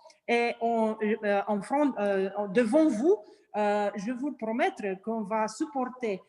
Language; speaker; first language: French; non-native, learner; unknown